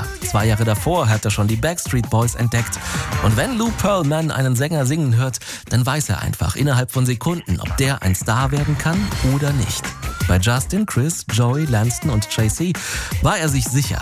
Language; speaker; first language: German; native; German